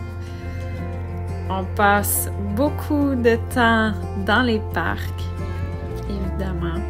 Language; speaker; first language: French; native; French